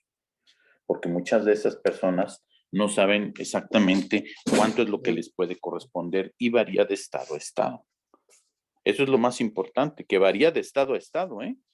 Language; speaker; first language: Spanish; native; Spanish